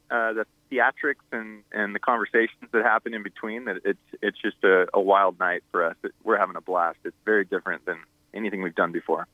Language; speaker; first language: English; native; English